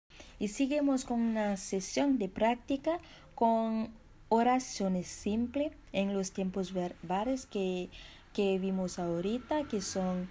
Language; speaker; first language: Spanish; non-native, fluent; Haitian Creole